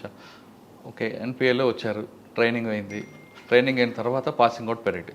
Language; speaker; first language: Telugu; native; Telugu